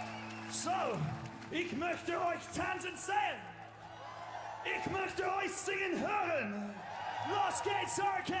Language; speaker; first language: German; non-native, learner; English